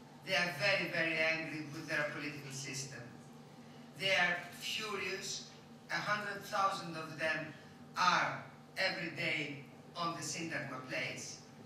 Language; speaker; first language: English; non-native, fluent; Greek